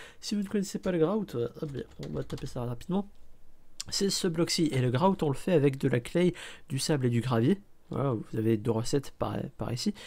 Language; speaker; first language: French; native; French